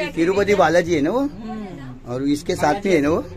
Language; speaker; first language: Hindi; non-native, local second language; Marathi